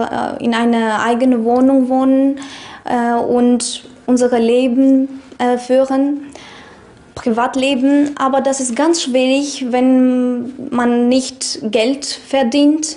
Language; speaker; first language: German; non-native, fluent; Greek